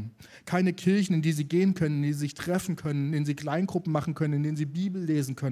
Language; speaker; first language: German; native; German